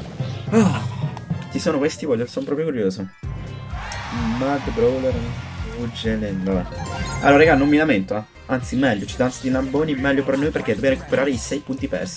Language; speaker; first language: Italian; native; Italian